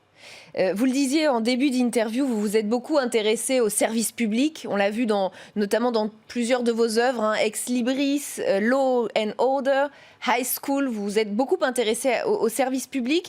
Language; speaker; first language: French; native; French